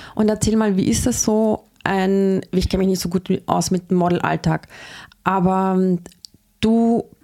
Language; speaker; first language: German; native; German